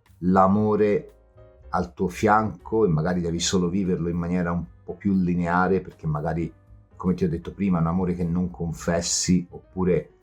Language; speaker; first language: Italian; native; Italian